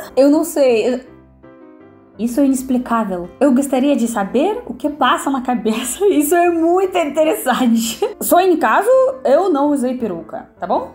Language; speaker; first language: Portuguese; non-native, fluent; Russian